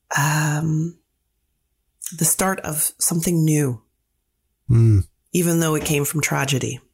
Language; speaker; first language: English; native; English